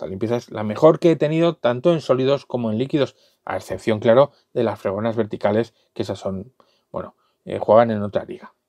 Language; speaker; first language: Spanish; native; Spanish